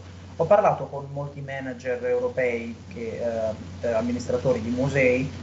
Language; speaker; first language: Italian; native; Italian